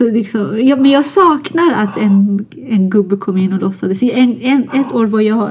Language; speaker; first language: Swedish; non-native, fluent; Persian